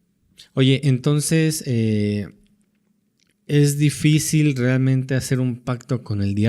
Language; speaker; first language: Spanish; native; Spanish